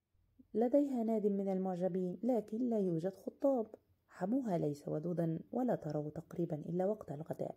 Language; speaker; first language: Arabic; native; Arabic